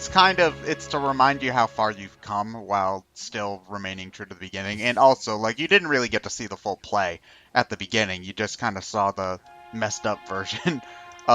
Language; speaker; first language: English; native; English